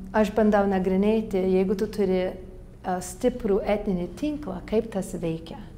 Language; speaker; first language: Lithuanian; early bilingual, heritage; Lithuanian